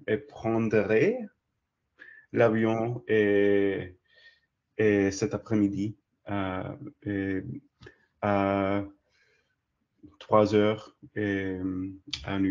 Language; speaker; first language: French; non-native, learner; English